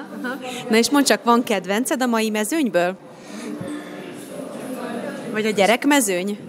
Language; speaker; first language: Hungarian; native; Hungarian